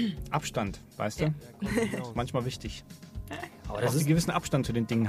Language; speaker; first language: German; native; German